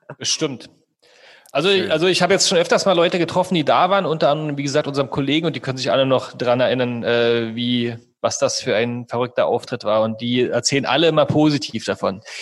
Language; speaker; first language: German; native; German